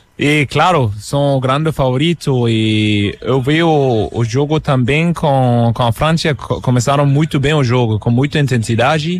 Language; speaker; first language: Portuguese; non-native, fluent; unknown